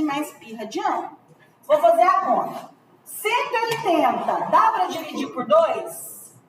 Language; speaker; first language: Portuguese; native; Portuguese